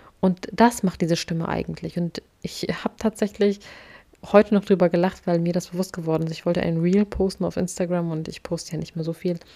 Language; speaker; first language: German; early bilingual, other home language; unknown